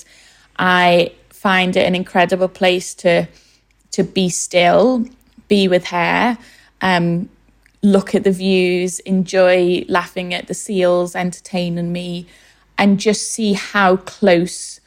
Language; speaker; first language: English; native; English